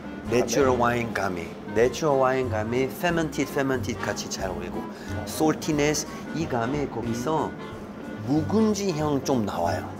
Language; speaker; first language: Korean; non-native, learner; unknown